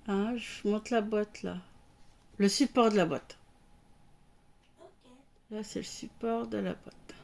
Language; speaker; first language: French; native; French